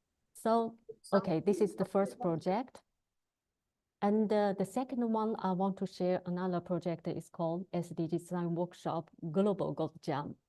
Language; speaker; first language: English; non-native, learner; Chinese